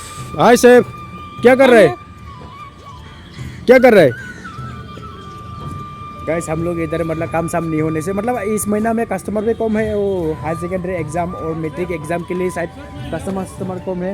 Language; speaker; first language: Hindi; non-native, local second language; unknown